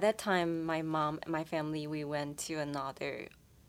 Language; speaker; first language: English; non-native, fluent; Chinese